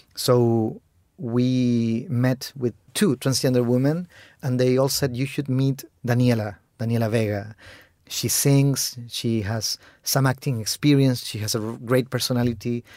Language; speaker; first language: English; non-native, fluent; Spanish